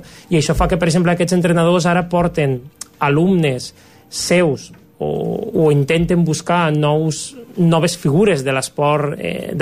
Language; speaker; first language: Catalan; native; Catalan